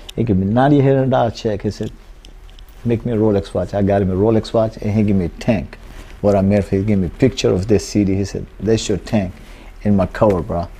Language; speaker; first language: English; non-native, local second language; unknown